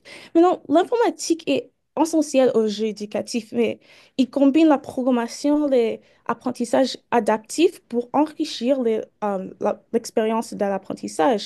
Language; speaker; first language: French; early bilingual, heritage; French